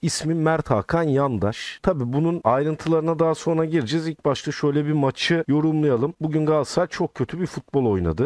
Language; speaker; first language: Turkish; native; Turkish